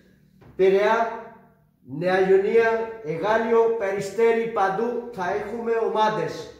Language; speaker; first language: Greek; non-native, fluent; Urdu